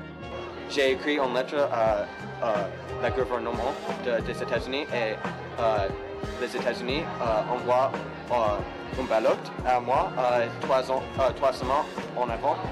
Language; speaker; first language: French; non-native, learner; English